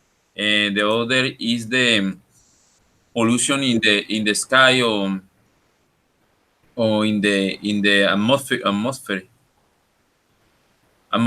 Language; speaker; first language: English; non-native, learner; Spanish